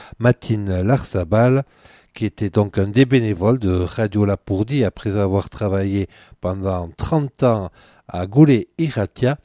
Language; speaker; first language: French; native; French